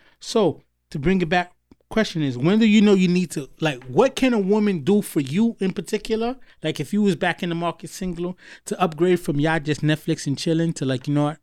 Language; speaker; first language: English; native; English